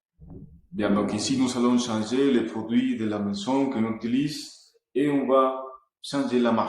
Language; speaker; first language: French; non-native, fluent; Spanish